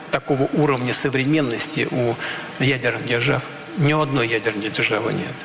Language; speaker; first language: Russian; native; Russian